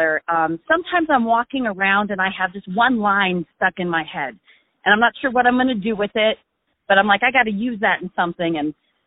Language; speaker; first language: English; native; English